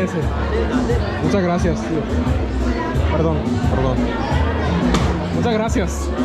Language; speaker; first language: Spanish; non-native, learner; Swahili